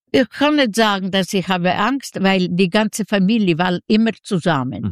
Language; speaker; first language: German; non-native, learner; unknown